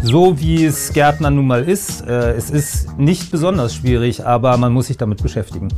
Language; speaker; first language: German; native; German